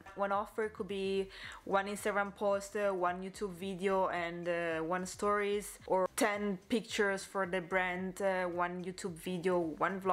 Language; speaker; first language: English; non-native, fluent; Italian